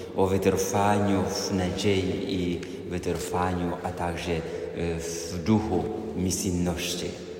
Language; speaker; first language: Polish; non-native, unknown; Amharic